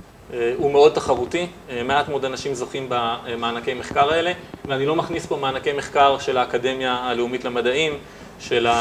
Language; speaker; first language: Hebrew; native; Hebrew